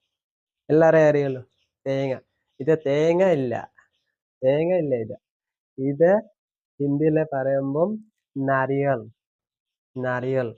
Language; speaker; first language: Malayalam; non-native, learner; Assamese